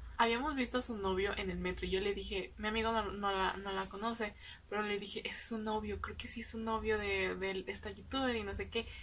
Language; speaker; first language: Spanish; native; Spanish